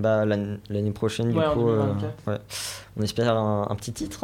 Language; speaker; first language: French; native; French